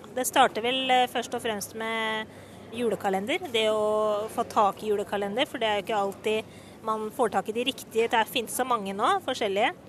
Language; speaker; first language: Norwegian; native; Norwegian